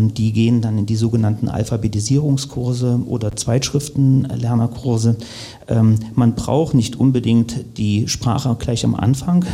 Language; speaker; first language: German; native; German